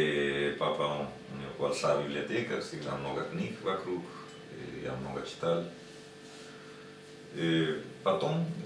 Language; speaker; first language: Russian; non-native, learner; Spanish